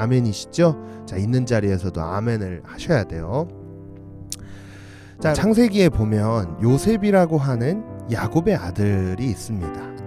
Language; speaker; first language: Korean; native; Korean